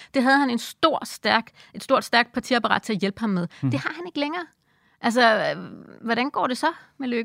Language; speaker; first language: Danish; native; Danish